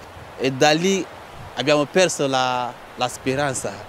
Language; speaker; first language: Italian; non-native, learner; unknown